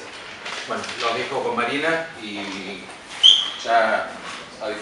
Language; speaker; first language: Spanish; native; Spanish